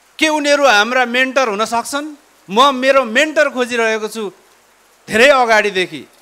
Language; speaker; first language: Nepali; native; Nepali